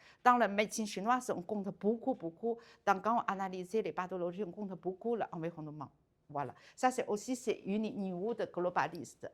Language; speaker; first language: French; non-native, learner; Chinese